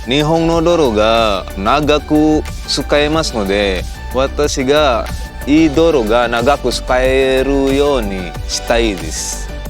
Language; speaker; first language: Japanese; non-native, learner; Indonesian